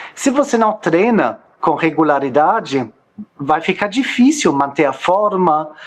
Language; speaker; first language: Portuguese; non-native, fluent; German